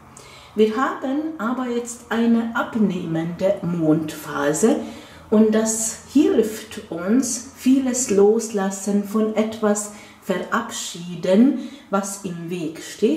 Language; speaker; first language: German; non-native, fluent; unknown